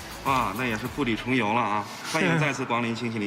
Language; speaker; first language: Chinese; native; Chinese